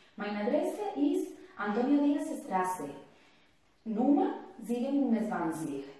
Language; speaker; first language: German; non-native, learner; Spanish